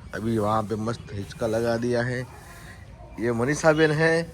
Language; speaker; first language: Hindi; non-native, local second language; Gujarati